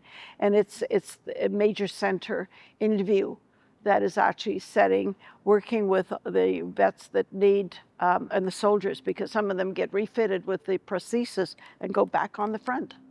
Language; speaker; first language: English; early bilingual, other home language; Ukrainian